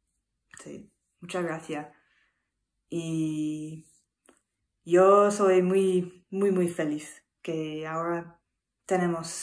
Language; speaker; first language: Spanish; non-native, learner; English